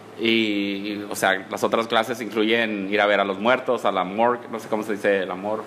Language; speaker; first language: Spanish; early bilingual, heritage; Spanish